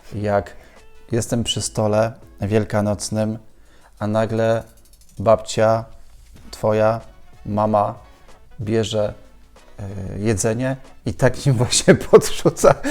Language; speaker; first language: Polish; native; Polish